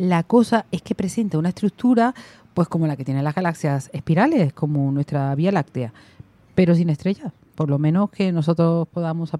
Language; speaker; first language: Spanish; native; Spanish